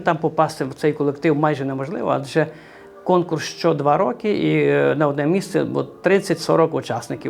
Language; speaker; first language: Ukrainian; native; Ukrainian